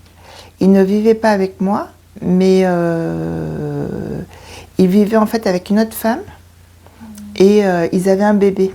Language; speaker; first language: French; early bilingual, other home language; Korean